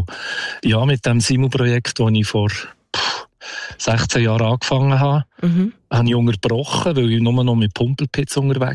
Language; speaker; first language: German; native; German